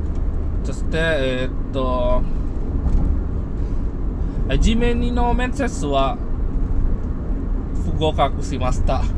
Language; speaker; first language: Japanese; non-native, learner; Indonesian